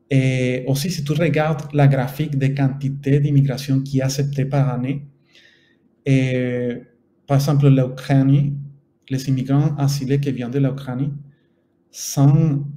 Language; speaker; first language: French; non-native, fluent; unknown